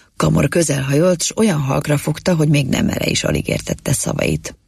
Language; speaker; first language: Hungarian; native; Hungarian